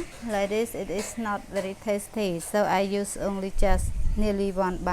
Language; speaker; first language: English; non-native, learner; Khmer